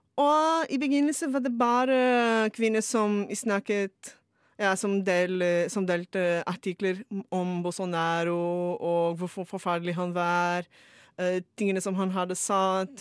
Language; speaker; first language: Norwegian; non-native, fluent; Portuguese